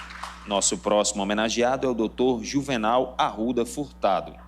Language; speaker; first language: Portuguese; native; Portuguese